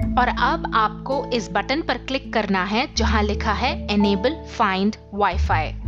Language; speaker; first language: Hindi; native; Hindi